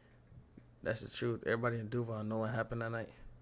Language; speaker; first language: English; native; English